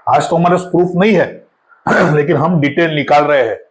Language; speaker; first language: Hindi; non-native, local second language; Marathi